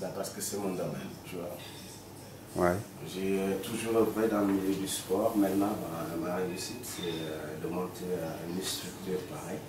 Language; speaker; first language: French; non-native, local second language; Wolof